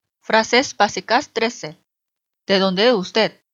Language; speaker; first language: Spanish; non-native, fluent; Korean